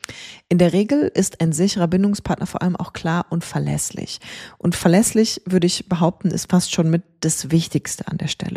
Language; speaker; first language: German; native; German